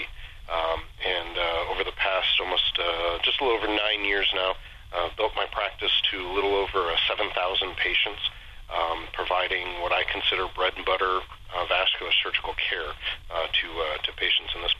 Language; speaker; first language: English; native; English